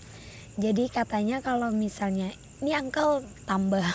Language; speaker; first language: Indonesian; native; Indonesian